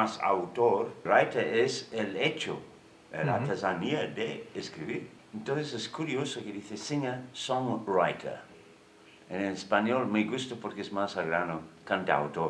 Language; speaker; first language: Spanish; non-native, fluent; English